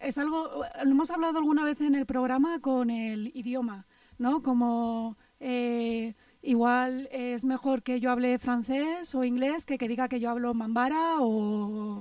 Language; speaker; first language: Spanish; native; Spanish